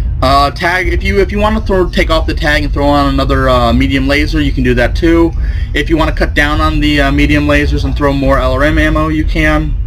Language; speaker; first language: English; native; English